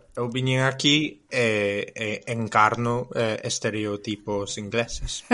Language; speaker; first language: Galician; non-native, fluent; English